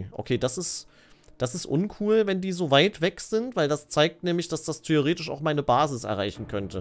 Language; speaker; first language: German; native; German